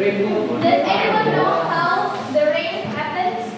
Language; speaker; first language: English; non-native, fluent; Indonesian